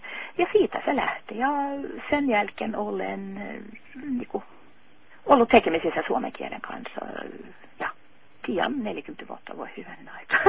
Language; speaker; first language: Finnish; non-native, fluent; Norwegian